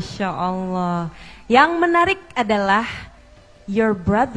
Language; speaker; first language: Indonesian; native; Indonesian